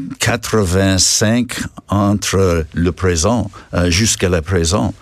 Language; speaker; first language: French; non-native, learner; English